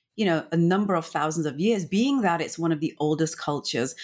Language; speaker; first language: English; native; English